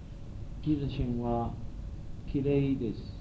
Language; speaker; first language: Japanese; non-native, learner; English